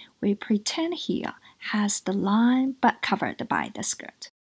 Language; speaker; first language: English; non-native, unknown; Chinese